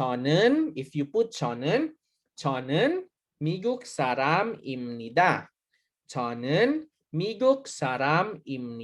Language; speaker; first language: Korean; non-native, learner; Hiligaynon